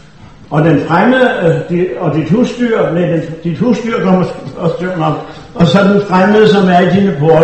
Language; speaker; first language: Danish; native; Danish